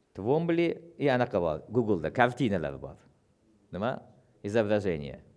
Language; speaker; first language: Uzbek; non-native, local second language; Russian